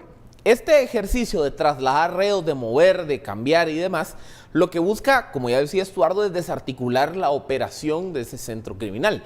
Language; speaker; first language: Spanish; native; Spanish